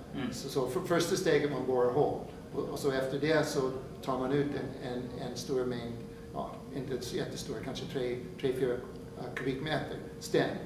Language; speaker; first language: Swedish; non-native, fluent; English